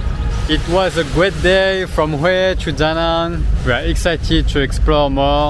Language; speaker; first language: English; non-native, fluent; French